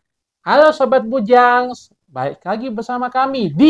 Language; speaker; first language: Indonesian; native; Indonesian